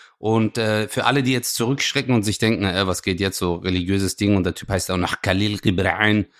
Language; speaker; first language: German; early bilingual, other home language; Turkish